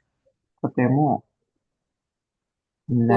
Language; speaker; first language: Japanese; non-native, learner; Indonesian